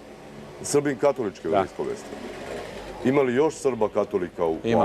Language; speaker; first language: Bosnian; native; Bosnian